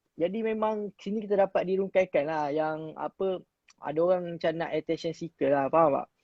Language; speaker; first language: Malay; native; Malay